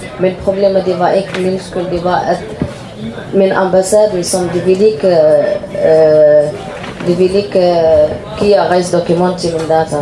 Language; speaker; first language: Danish; non-native, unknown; Arabic